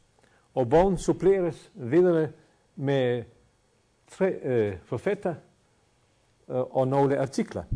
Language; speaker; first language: Danish; non-native, fluent; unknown